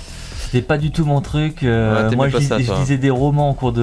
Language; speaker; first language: French; native; French